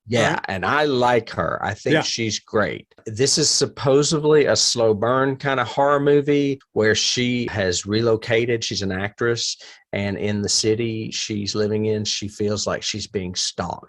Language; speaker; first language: English; native; English